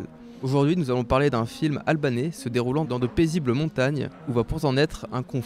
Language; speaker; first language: French; native; French